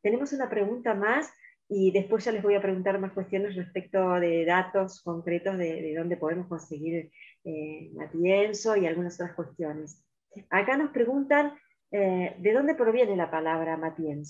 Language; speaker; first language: Spanish; native; Spanish